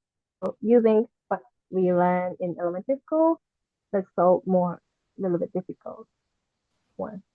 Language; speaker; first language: English; non-native, learner; Japanese